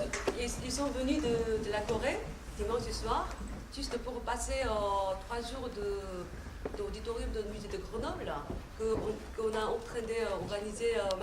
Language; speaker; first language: French; non-native, fluent; Korean